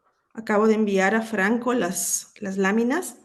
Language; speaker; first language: Spanish; native; Spanish